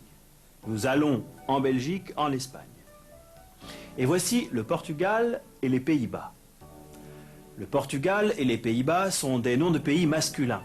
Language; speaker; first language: French; native; French